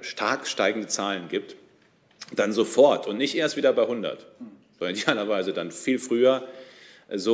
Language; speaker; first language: German; native; German